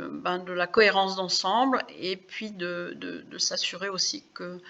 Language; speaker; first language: French; native; French